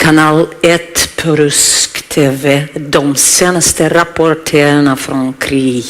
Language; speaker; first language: Swedish; non-native, learner; Ukrainian